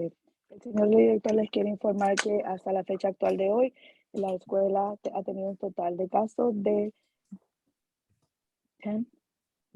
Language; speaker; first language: Spanish; native; Spanish